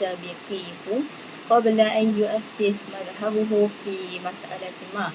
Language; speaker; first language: Arabic; non-native, learner; Malay